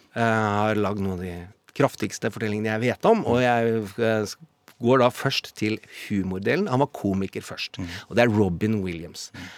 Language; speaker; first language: Norwegian; native; Norwegian